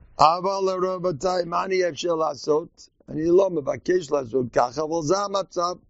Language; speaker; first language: Hebrew; non-native, learner; English